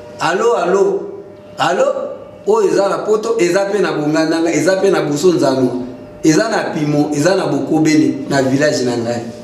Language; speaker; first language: Lingala; native; Lingala